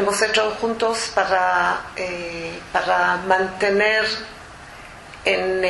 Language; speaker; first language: Spanish; non-native, fluent; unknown